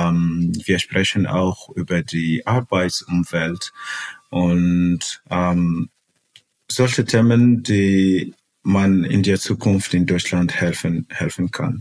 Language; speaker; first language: German; non-native, fluent; Portuguese